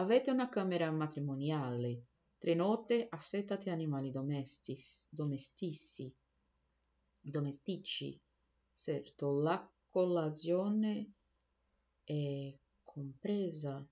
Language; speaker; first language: Italian; non-native, learner; Portuguese